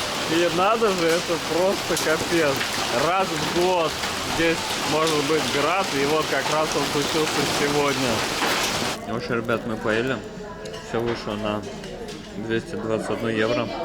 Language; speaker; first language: Russian; native; Russian